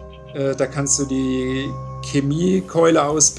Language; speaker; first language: German; native; German